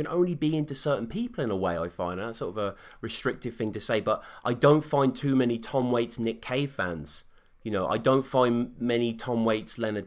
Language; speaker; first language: English; native; English